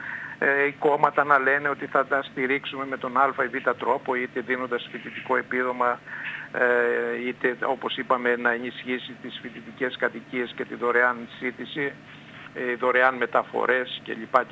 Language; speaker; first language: Greek; native; Greek